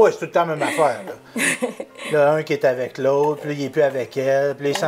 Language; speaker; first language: French; native; French